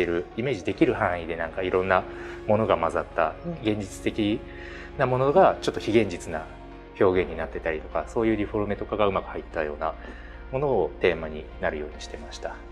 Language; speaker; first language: Japanese; native; Japanese